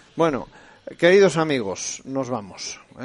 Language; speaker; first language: Spanish; native; Spanish